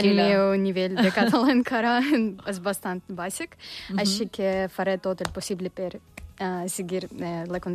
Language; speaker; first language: Catalan; non-native, learner; Russian